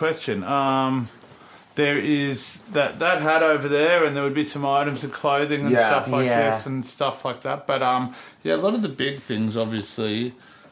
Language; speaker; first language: English; native; English